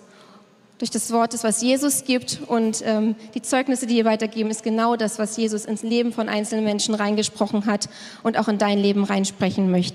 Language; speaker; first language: German; native; German